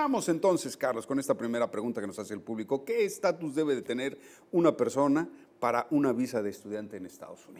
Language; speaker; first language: Spanish; native; Spanish